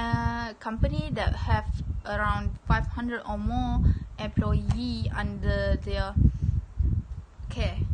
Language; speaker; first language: English; non-native, local second language; Malay